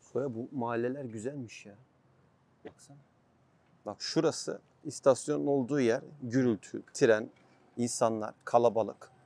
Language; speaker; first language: Turkish; native; Turkish